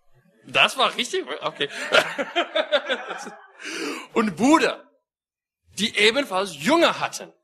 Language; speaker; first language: German; non-native, fluent; English